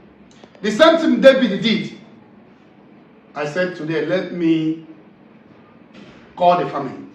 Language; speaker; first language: English; non-native, local second language; Igbo